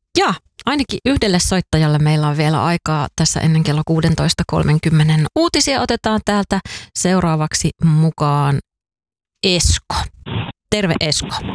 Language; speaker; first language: Finnish; native; Finnish